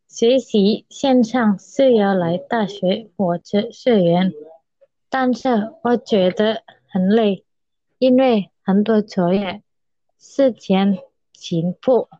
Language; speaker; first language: Chinese; non-native, learner; Indonesian